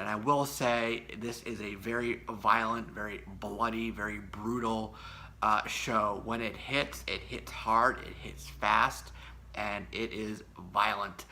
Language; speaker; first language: English; native; English